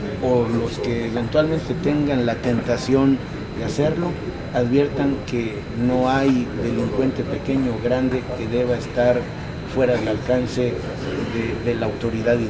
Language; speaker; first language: Spanish; native; Spanish